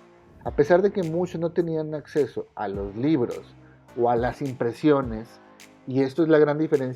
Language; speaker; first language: Spanish; native; Spanish